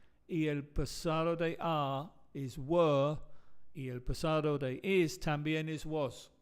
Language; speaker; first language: Spanish; non-native, fluent; English